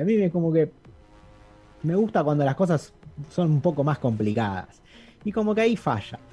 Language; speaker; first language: Spanish; native; Spanish